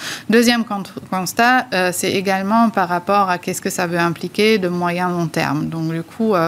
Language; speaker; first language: French; native; French